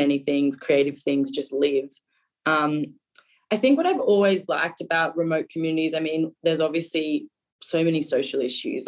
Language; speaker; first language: English; native; English